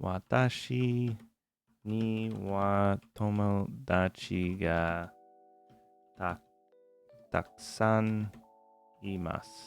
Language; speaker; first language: Japanese; non-native, learner; English